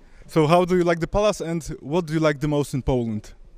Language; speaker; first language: English; non-native, learner; Polish